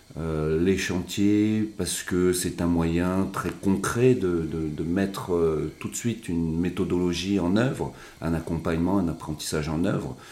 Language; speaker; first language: French; native; French